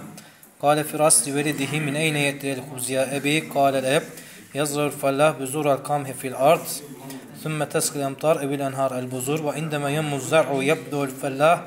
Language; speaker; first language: Arabic; non-native, fluent; Turkish